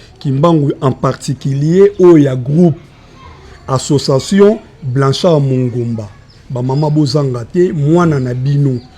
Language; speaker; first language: Lingala; native; Lingala